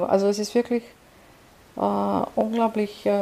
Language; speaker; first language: German; non-native, fluent; Serbian